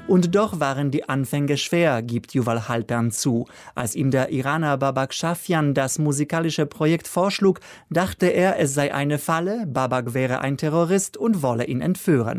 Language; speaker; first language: German; native; German